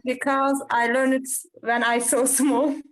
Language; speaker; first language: English; non-native, learner; Turkish